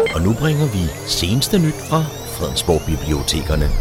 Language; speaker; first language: Danish; native; Danish